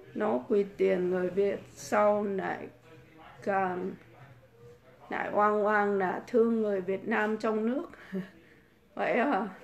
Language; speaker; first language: Vietnamese; native; Vietnamese